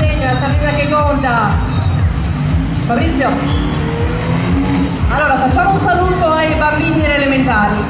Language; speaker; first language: Italian; native; Italian